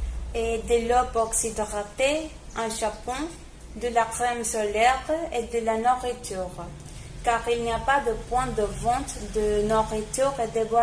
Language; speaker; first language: French; non-native, learner; Spanish